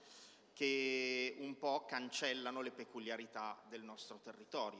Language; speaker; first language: Italian; native; Italian